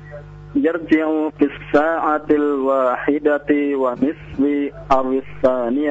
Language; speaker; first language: Arabic; non-native, learner; Indonesian